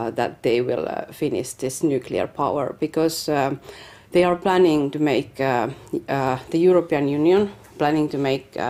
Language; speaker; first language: English; non-native, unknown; Finnish